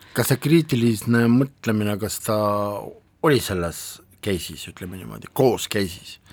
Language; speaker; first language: Estonian; non-native, local second language; Russian